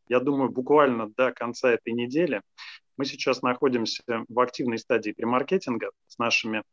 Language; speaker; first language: Russian; native; Russian